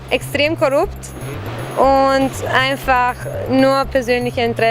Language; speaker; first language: German; non-native, fluent; Romanian